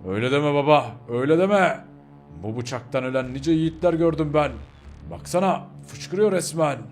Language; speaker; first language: Turkish; native; Turkish